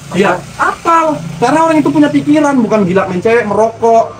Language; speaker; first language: Malay; native; Malay